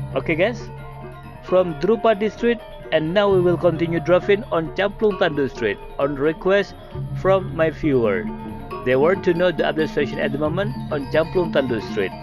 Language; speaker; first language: English; non-native, learner; Indonesian